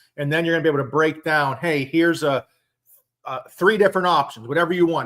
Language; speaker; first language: English; native; English